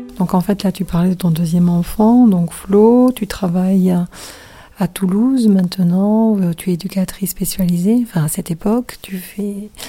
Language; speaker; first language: French; native; French